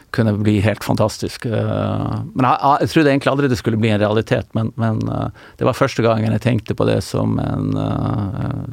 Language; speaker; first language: Norwegian; native; Norwegian